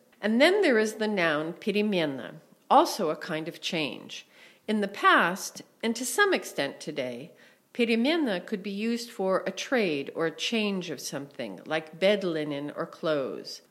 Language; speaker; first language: English; native; English